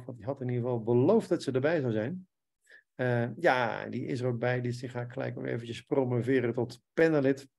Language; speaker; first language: Dutch; native; Dutch